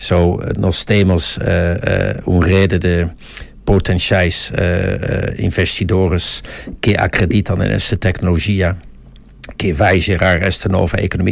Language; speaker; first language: Portuguese; non-native, fluent; Dutch